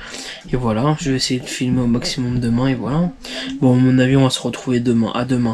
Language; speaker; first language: French; native; French